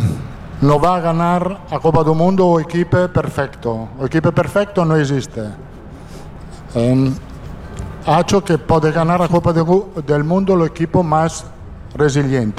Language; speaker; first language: Portuguese; non-native, fluent; Italian